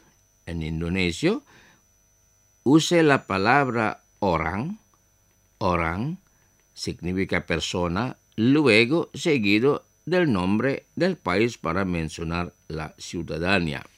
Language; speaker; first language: Spanish; non-native, fluent; Indonesian